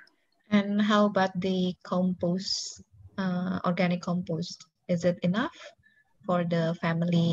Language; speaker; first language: English; non-native, local second language; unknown